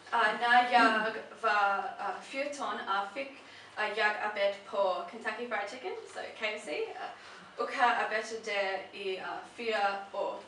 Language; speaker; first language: Swedish; non-native, learner; English